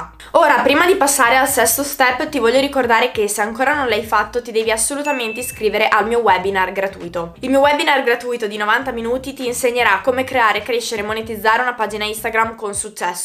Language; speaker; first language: Italian; native; Italian